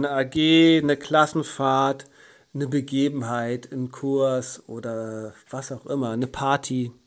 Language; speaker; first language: German; native; German